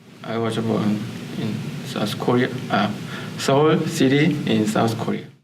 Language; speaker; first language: English; non-native, learner; Korean